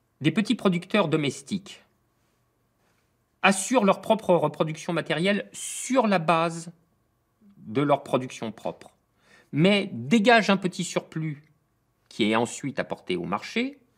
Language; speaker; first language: French; native; French